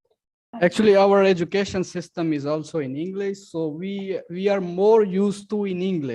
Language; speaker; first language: English; non-native, local second language; Urdu